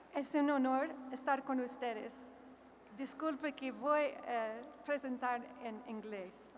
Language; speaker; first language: Spanish; non-native, learner; English